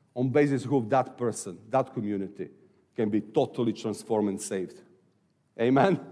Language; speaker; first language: English; non-native, fluent; Serbian